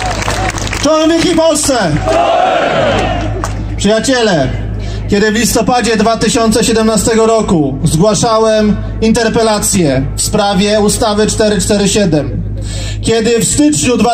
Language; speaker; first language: Polish; native; Polish